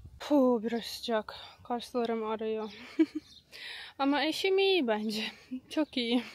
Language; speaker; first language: Turkish; non-native, learner; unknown